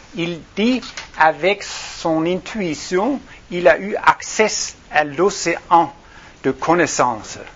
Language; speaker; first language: French; non-native, fluent; Danish